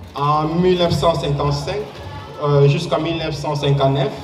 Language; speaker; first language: French; non-native, local second language; Lingala